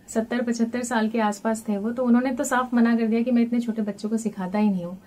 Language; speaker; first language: Hindi; native; Hindi